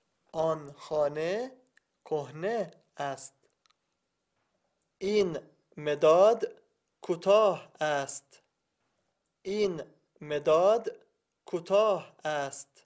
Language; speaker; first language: Persian; non-native, learner; Arabic